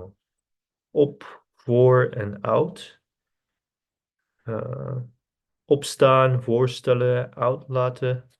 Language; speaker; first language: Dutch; non-native, learner; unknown